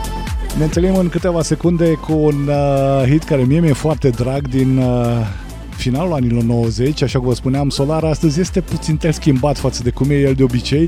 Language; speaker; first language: Romanian; native; Romanian